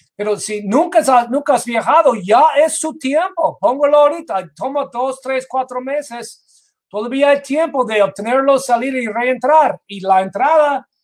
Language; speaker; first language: Spanish; non-native, fluent; English